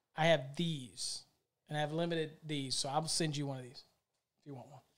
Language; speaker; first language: English; native; English